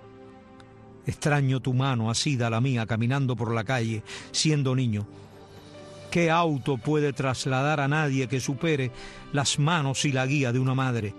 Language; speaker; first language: Spanish; native; Spanish